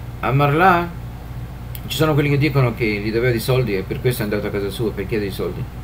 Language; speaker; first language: Italian; non-native, fluent; Hebrew